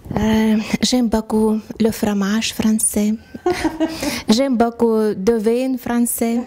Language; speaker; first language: French; non-native, learner; Russian